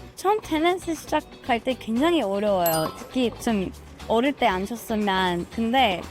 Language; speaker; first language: Korean; non-native, fluent; English